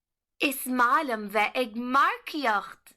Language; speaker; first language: Irish; non-native, local second language; English